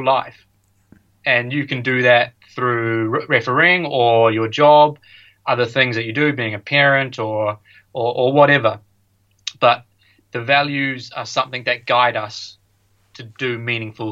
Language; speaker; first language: English; native; English